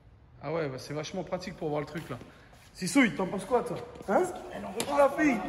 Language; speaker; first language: French; native; French